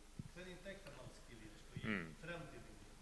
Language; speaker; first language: Icelandic; non-native, learner; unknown